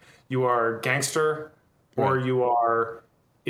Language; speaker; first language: English; native; English